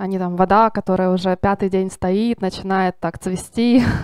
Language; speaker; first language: Russian; native; Russian